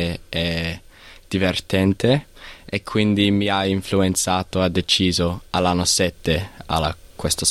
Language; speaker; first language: Italian; non-native, learner; English